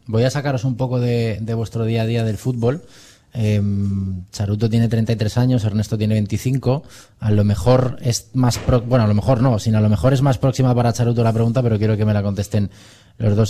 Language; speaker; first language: Spanish; native; Spanish